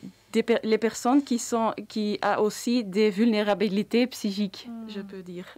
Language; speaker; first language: French; non-native, local second language; Dutch